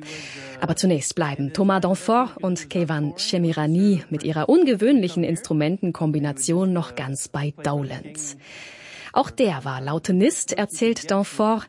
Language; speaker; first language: German; native; German